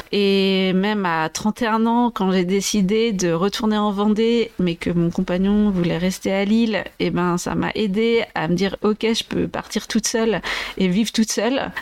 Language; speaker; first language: French; native; French